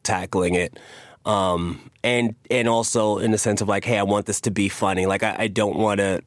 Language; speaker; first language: English; native; English